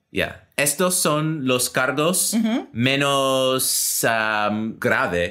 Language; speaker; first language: Spanish; non-native, learner; English